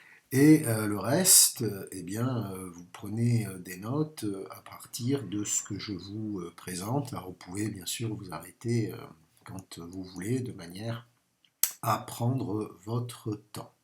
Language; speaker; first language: French; native; French